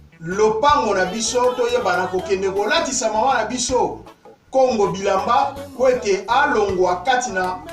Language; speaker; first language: Lingala; non-native, local second language; Kongo